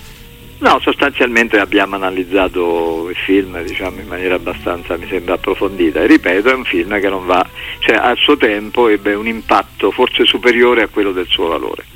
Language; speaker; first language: Italian; native; Italian